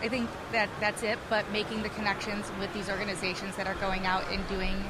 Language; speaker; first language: English; native; English